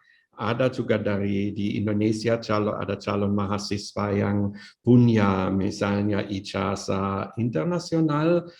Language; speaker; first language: Indonesian; non-native, fluent; German